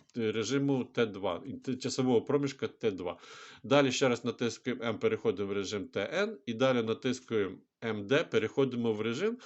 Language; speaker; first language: Ukrainian; non-native, local second language; Russian